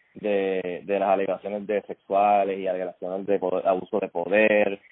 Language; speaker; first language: Spanish; native; Spanish